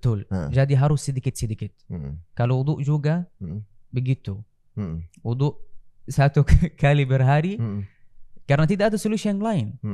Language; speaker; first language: Indonesian; non-native, fluent; Arabic